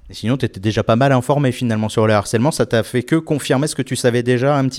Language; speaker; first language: French; native; French